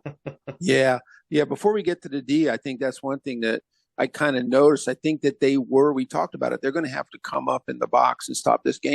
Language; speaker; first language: English; native; English